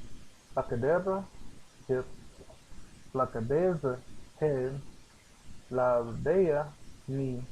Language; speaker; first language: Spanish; non-native, learner; English